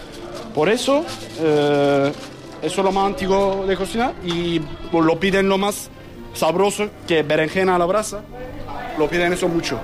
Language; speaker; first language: Spanish; non-native, learner; Turkish